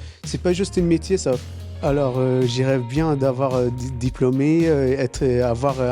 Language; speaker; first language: French; non-native, learner; Arabic